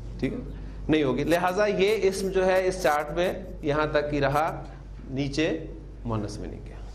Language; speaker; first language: Urdu; native; Urdu